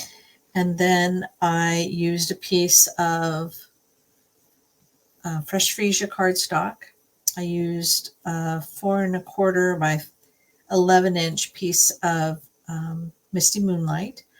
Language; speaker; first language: English; native; English